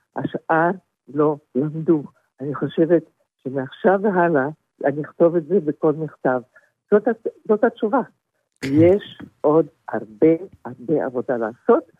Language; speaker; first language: Hebrew; non-native, fluent; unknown